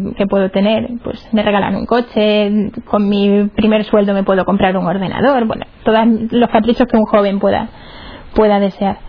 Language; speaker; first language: Spanish; native; Spanish